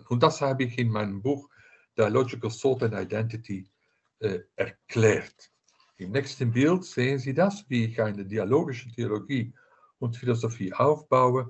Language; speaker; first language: German; non-native, fluent; Dutch